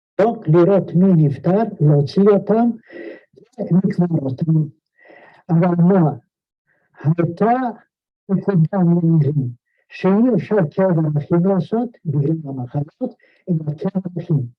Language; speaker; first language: Hebrew; non-native, fluent; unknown